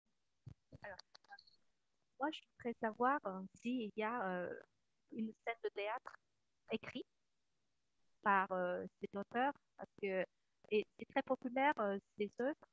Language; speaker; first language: French; non-native, fluent; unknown